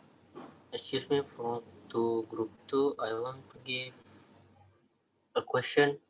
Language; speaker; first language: English; non-native, learner; Indonesian